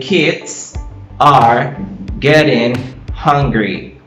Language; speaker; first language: English; non-native, fluent; Spanish